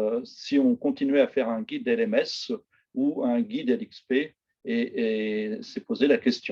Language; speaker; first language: French; native; French